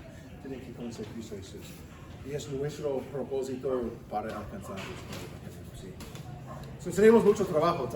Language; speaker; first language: Spanish; non-native, fluent; English